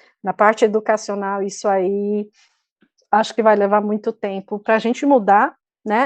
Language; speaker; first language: Portuguese; non-native, fluent; Albanian